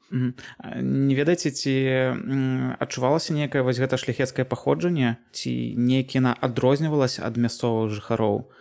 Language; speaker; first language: Belarusian; native; Belarusian